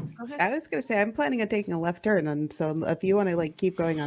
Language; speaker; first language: English; native; English